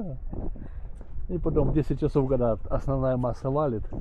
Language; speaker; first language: Russian; native; Russian